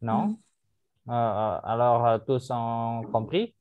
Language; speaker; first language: French; non-native, fluent; Indonesian